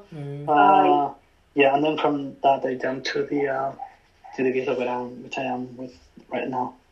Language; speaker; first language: English; non-native, fluent; Spanish